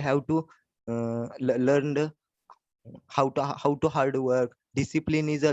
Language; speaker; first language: English; non-native, learner; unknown